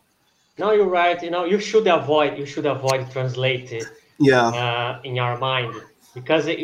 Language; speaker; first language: English; non-native, fluent; Portuguese